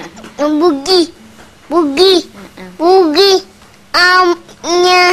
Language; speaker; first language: Indonesian; native; Indonesian